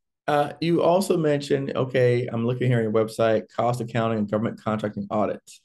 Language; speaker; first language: English; native; English